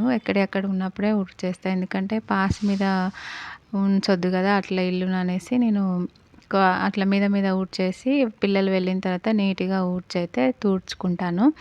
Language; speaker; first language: Telugu; native; Telugu